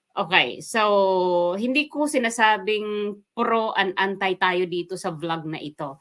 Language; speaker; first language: Filipino; non-native, local second language; Waray